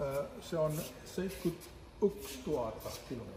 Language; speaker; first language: Finnish; non-native, learner; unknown